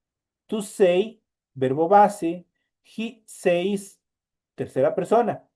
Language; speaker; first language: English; non-native, fluent; Spanish